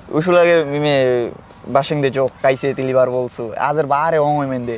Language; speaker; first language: Kyrgyz; non-native, learner; Bangla